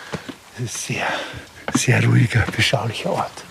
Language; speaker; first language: German; native; German